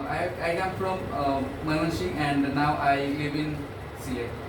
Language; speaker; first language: English; non-native, learner; Bangla